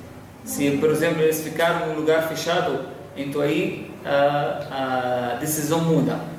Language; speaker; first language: Portuguese; non-native, fluent; Arabic